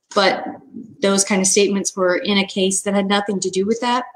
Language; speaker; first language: English; native; English